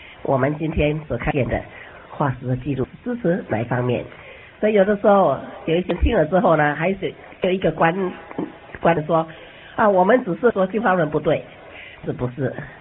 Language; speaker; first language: Chinese; native; Chinese